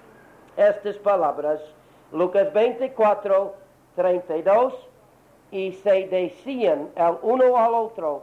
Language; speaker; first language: Spanish; non-native, learner; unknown